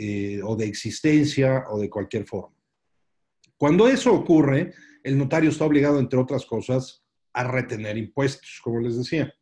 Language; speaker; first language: Spanish; native; Spanish